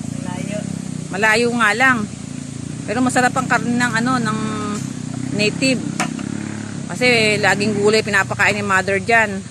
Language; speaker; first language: Filipino; native; Filipino